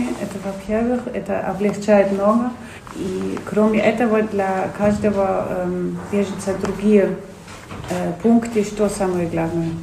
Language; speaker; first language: Russian; non-native, fluent; German